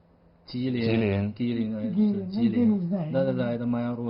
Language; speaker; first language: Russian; non-native, fluent; Chinese